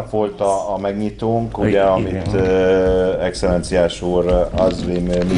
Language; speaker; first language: Hungarian; native; Hungarian